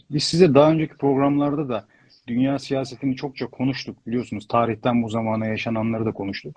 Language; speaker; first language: Turkish; native; Turkish